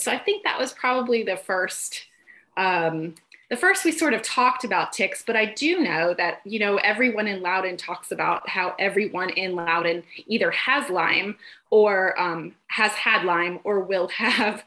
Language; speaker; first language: English; native; English